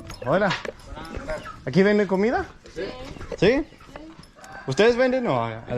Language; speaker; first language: Spanish; non-native, learner; Danish